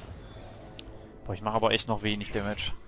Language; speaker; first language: German; native; German